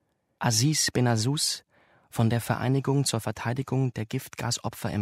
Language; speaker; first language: German; native; German